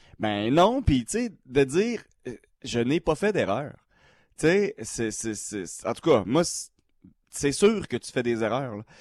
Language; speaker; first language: French; native; French